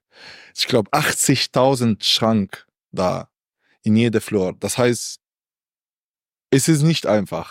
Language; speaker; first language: German; non-native, learner; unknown